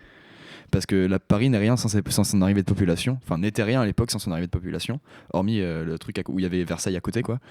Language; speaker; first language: French; native; French